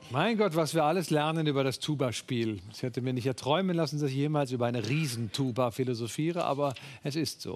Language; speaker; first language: German; native; German